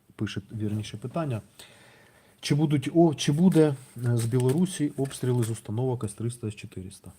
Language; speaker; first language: Ukrainian; non-native, local second language; Russian